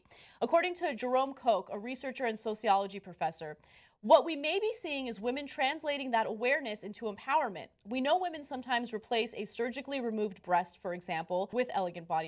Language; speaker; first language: English; native; English